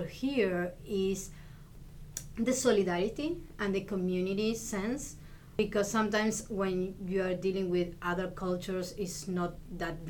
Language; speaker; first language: English; non-native, fluent; Spanish